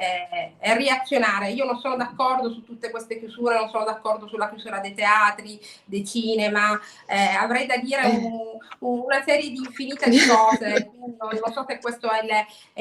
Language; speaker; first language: Italian; native; Italian